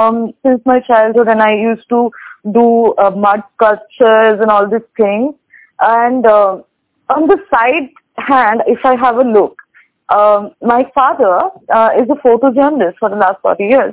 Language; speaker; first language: English; non-native, local second language; Bangla